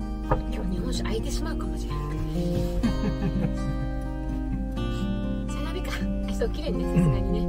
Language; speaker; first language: Japanese; native; Japanese